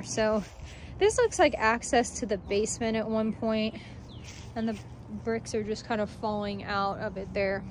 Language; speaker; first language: English; native; English